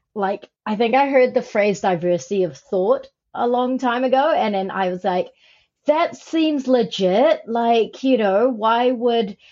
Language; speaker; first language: English; native; English